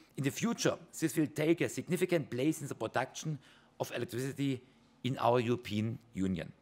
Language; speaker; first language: English; non-native, fluent; German